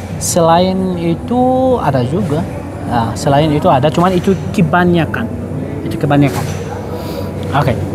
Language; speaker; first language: Indonesian; non-native, fluent; Arabic